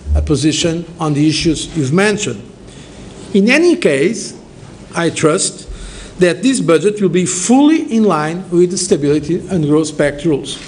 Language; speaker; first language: English; non-native, fluent; Portuguese